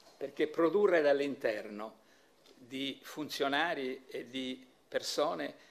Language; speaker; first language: Italian; native; Italian